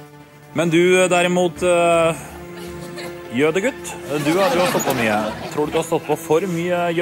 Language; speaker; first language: Norwegian; native; Norwegian